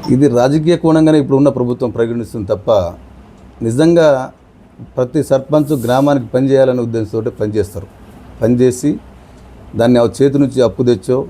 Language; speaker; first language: Telugu; non-native, local second language; Lambadi